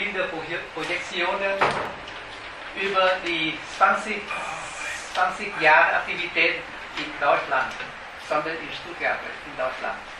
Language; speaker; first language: German; non-native, fluent; Vietnamese